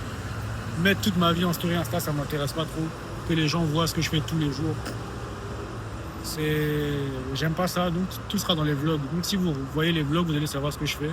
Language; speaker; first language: French; native; French